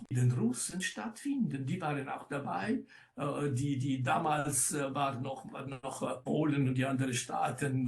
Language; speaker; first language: German; non-native, local second language; Italian